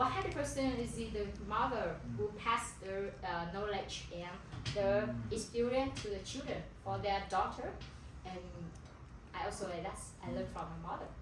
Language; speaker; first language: English; non-native, learner; Hmong